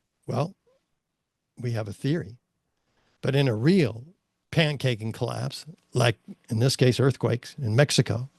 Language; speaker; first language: English; native; English